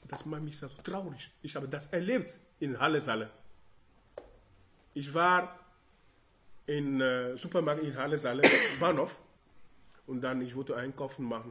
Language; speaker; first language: German; non-native, learner; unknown